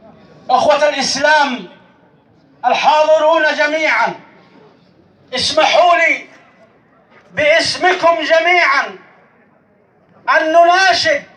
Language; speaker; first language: Arabic; non-native, fluent; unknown